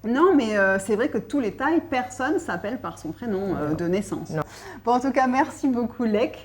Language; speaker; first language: French; native; French